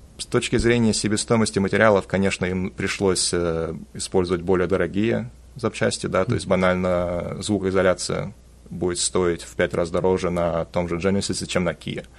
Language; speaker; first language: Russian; early bilingual, heritage; Russian